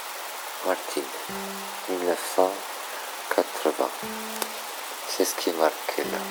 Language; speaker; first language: French; non-native, fluent; Spanish